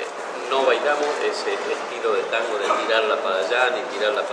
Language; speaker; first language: Spanish; native; Spanish